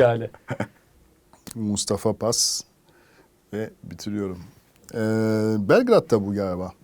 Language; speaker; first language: Turkish; non-native, fluent; French